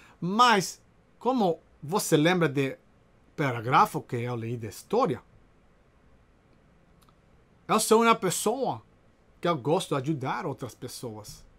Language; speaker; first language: Portuguese; non-native, learner; Spanish